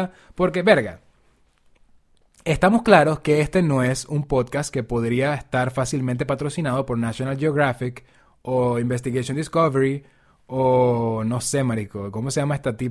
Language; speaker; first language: Spanish; native; Spanish